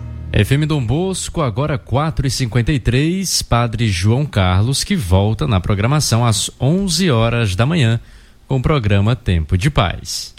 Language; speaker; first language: Portuguese; native; Portuguese